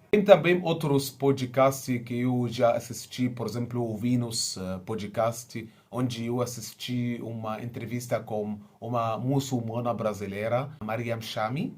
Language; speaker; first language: Portuguese; non-native, fluent; Arabic